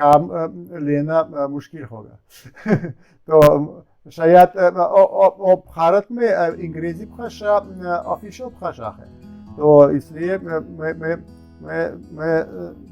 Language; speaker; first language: Hindi; non-native, learner; Russian